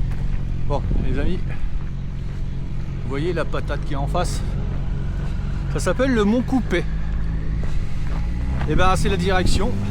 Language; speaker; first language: French; native; French